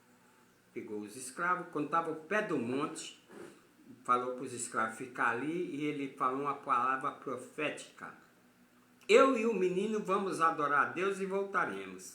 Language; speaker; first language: Portuguese; native; Portuguese